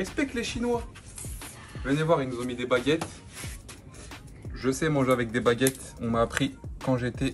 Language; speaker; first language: French; native; French